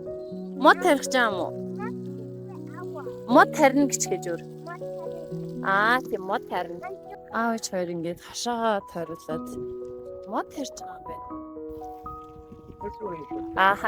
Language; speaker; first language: Mongolian; native; Mongolian